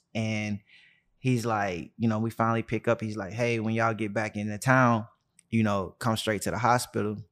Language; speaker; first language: English; native; English